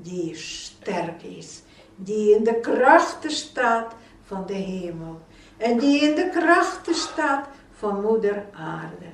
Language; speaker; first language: Dutch; non-native, fluent; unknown